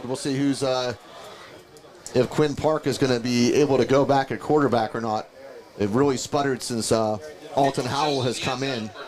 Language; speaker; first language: English; native; English